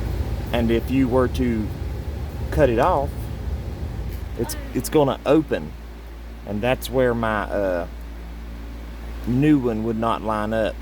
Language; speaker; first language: English; native; English